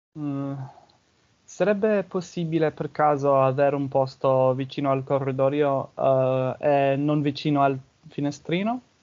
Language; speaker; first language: Italian; non-native, fluent; English